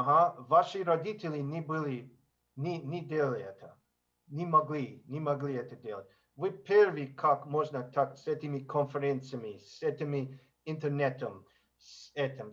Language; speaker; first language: Russian; non-native, learner; English